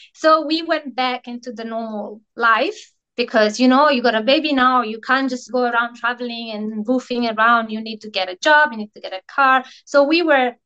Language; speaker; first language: English; non-native, fluent; Italian